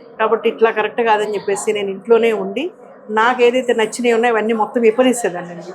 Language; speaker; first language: Telugu; native; Telugu